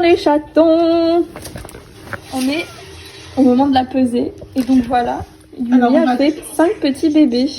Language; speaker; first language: French; native; French